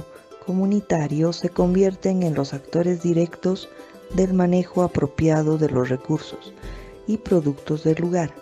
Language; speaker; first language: Spanish; native; Spanish